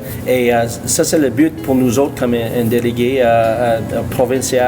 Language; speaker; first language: French; non-native, local second language; English